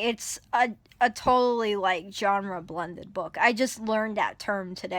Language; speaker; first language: English; native; English